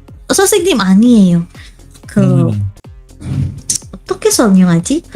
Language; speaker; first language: Korean; non-native, learner; Indonesian